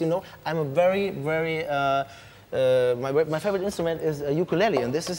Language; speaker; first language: English; non-native, fluent; German